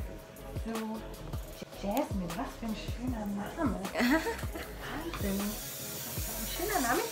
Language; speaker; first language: German; native; German